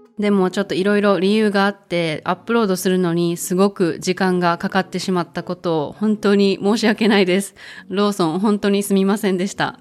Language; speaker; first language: Japanese; native; Japanese